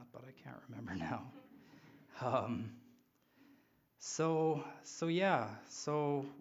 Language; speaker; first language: English; native; English